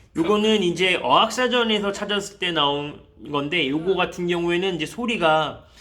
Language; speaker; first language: Korean; native; Korean